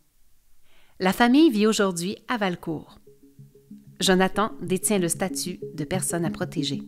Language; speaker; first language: French; native; French